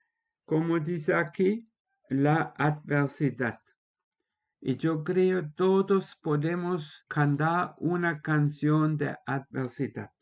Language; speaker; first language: Spanish; non-native, fluent; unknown